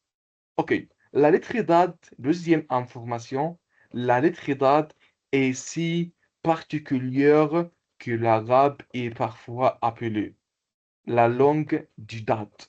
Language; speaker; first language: French; non-native, local second language; Comorian